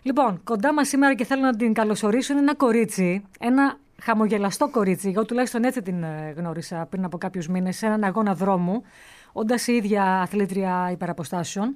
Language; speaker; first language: Greek; native; Greek